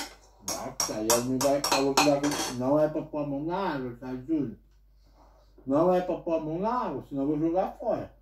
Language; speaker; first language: Portuguese; native; Portuguese